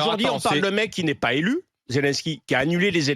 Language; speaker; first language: French; native; French